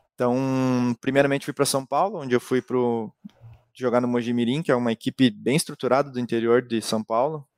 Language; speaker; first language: Portuguese; native; Portuguese